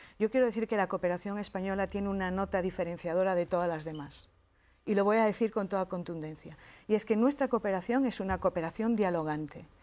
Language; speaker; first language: Spanish; native; Spanish